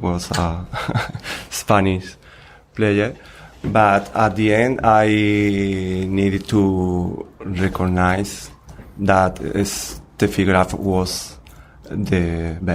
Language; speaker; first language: English; non-native, learner; Spanish